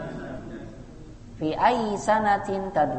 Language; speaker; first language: Arabic; non-native, fluent; Indonesian